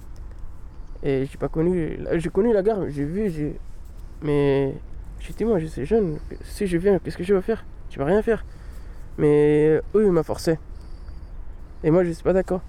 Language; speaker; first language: French; non-native, learner; Pashto